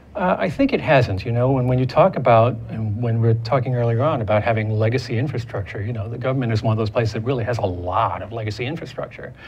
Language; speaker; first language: English; native; English